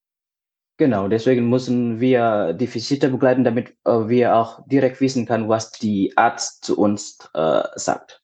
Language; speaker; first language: German; non-native, fluent; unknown